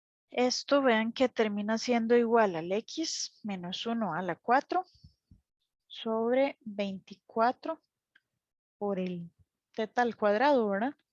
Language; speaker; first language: Spanish; native; Spanish